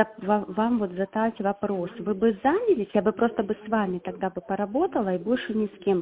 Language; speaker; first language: Russian; native; Russian